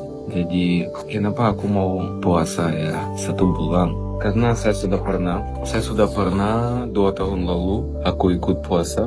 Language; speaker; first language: Indonesian; non-native, learner; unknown